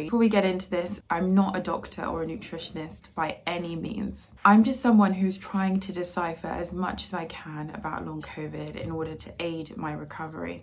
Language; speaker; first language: English; native; English